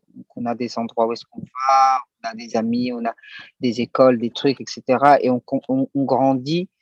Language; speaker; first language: French; native; French